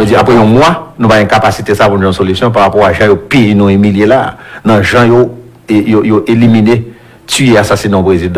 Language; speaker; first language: French; non-native, local second language; Haitian Creole